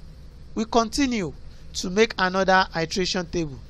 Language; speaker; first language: English; non-native, local second language; Yoruba